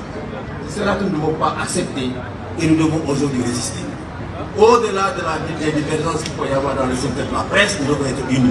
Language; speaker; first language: French; non-native, local second language; Wolof